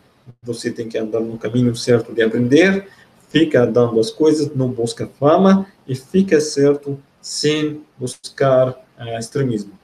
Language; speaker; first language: Portuguese; non-native, fluent; Arabic